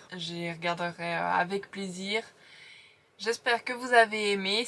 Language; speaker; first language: French; native; French